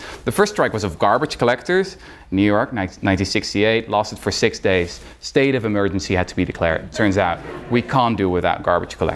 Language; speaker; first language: English; non-native, fluent; Dutch